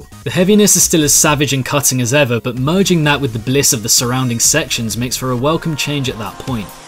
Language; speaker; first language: English; native; English